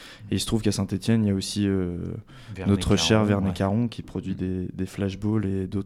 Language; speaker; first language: French; native; French